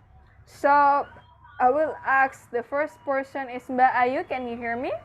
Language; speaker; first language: English; non-native, fluent; Indonesian